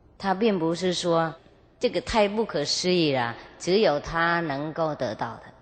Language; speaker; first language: Chinese; non-native, fluent; Vietnamese